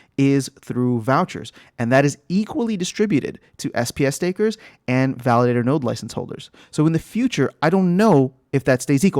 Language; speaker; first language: English; native; English